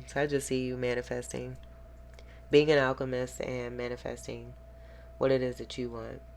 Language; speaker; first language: English; native; English